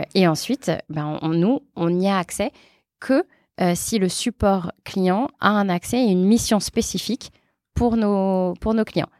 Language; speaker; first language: French; native; French